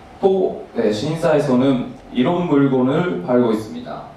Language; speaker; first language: Korean; non-native, learner; Japanese